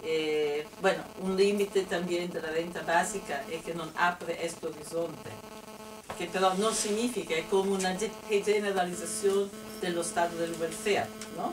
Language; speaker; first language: Spanish; non-native, fluent; Italian